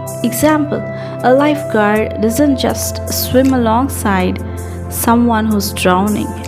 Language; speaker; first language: English; non-native, local second language; Telugu